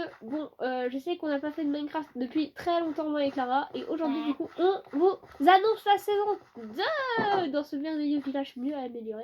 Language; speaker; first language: French; native; French